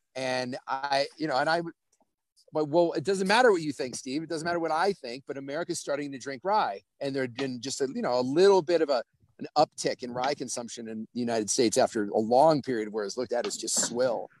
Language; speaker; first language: English; native; English